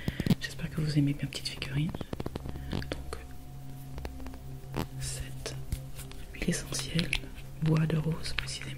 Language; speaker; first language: French; native; French